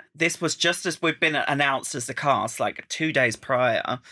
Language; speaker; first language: English; native; English